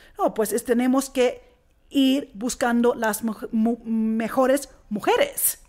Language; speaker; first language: Spanish; non-native, fluent; English